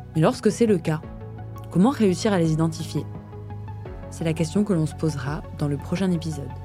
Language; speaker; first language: French; native; French